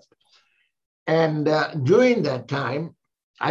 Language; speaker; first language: English; non-native, fluent; Spanish